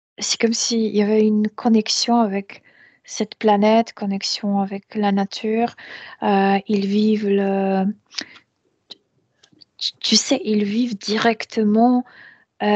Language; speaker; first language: French; non-native, fluent; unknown